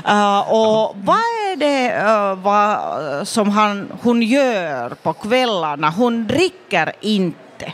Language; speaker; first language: Swedish; non-native, fluent; Finnish